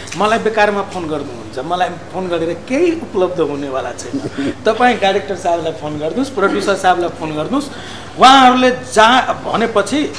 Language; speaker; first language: Nepali; non-native, local second language; Maithili